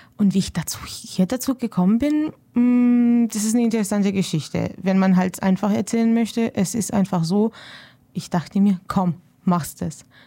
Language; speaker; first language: German; early bilingual, other home language; Romanian